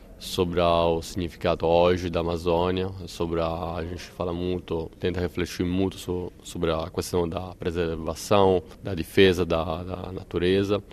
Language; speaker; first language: Portuguese; non-native, fluent; Italian